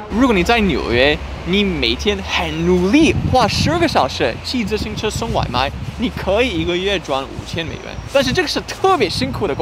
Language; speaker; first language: Chinese; non-native, fluent; English